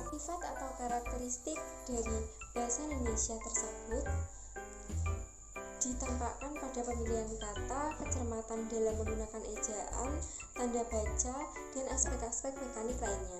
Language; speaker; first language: Indonesian; native; Indonesian